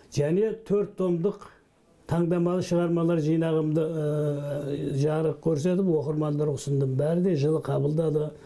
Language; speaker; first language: Kazakh; early bilingual, heritage; Kazakh